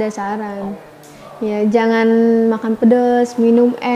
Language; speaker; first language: Indonesian; native; Indonesian